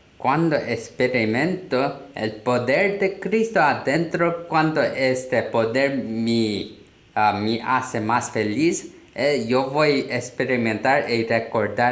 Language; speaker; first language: Spanish; non-native, learner; Korean